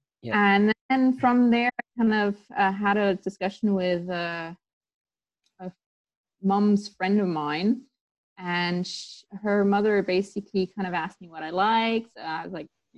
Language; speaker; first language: English; non-native, local second language; German